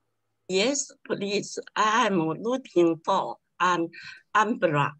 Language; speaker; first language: English; non-native, learner; Chinese